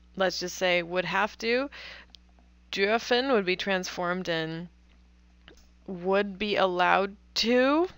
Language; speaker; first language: English; native; English